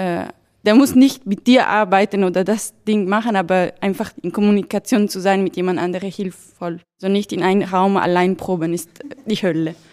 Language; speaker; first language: German; non-native, fluent; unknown